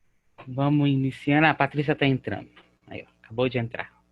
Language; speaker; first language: Portuguese; native; Portuguese